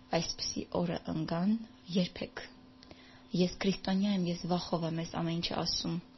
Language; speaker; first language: Armenian; native; Armenian